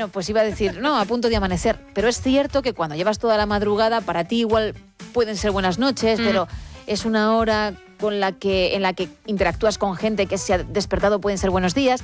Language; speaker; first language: Spanish; native; Spanish